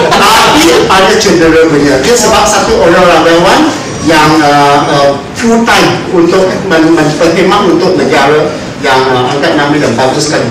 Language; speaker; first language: Malay; non-native, local second language; Chinese